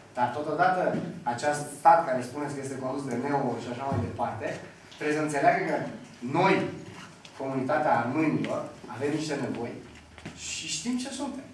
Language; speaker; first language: Romanian; non-native, local second language; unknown